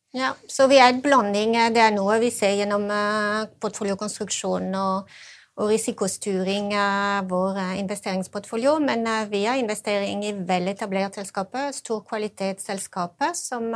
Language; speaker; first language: Norwegian; non-native, fluent; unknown